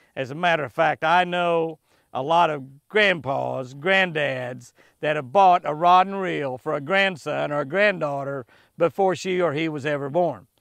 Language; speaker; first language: English; native; English